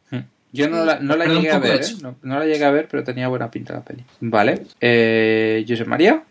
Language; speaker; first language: Spanish; native; Spanish